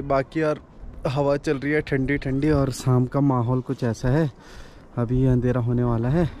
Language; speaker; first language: Hindi; native; Hindi